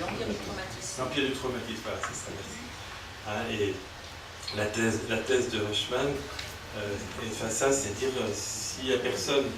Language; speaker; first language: French; native; French